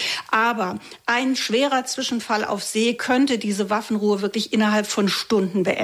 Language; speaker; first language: German; native; German